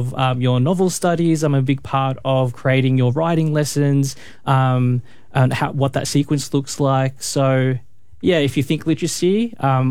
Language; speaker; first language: English; native; English